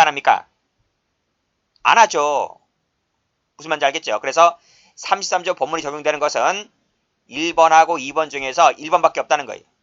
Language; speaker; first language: Korean; native; Korean